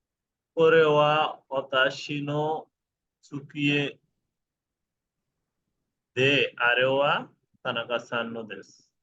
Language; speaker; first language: Japanese; non-native, fluent; Bangla